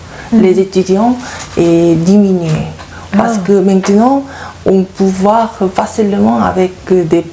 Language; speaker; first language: French; non-native, learner; Korean